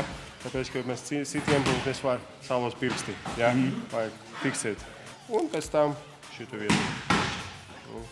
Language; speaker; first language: Latvian; non-native, learner; Russian